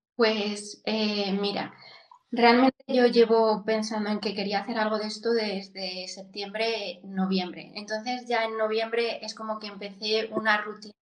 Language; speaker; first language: Spanish; native; Spanish